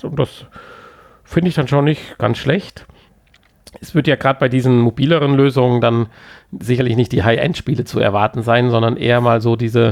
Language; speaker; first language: German; native; German